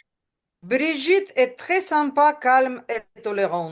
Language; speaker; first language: French; non-native, learner; Ukrainian